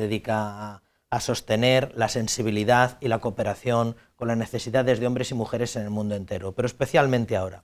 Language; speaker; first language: Spanish; native; Spanish